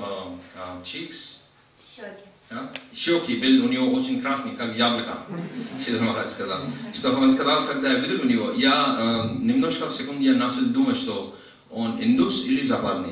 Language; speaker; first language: Russian; non-native, learner; Hindi